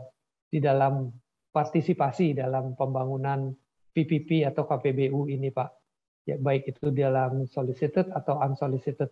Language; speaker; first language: Indonesian; native; Indonesian